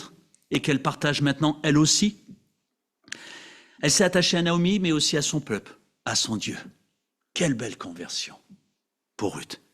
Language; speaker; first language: French; native; French